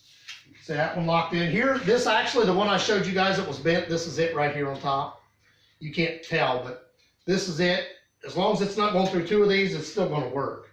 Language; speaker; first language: English; native; English